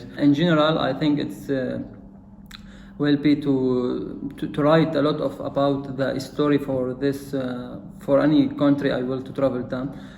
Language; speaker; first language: English; non-native, learner; Arabic